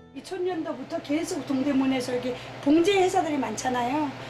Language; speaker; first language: Korean; non-native, fluent; Nepali